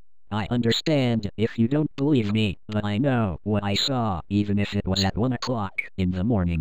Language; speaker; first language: English; native; English